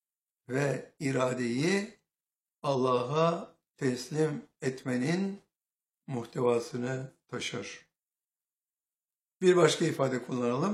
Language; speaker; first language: Turkish; native; Turkish